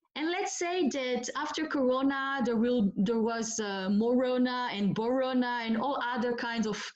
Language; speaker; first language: English; non-native, fluent; Dutch